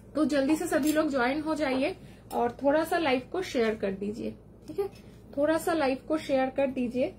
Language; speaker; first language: Hindi; non-native, local second language; Bangla